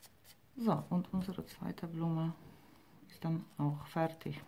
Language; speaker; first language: German; non-native, fluent; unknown